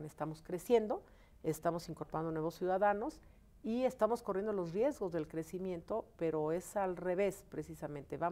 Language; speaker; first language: Spanish; native; Spanish